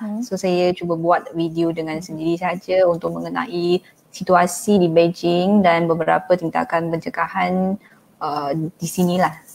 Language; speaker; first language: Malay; non-native, fluent; Chinese